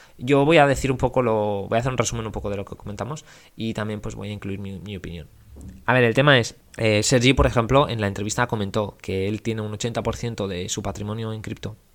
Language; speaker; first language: Spanish; native; Spanish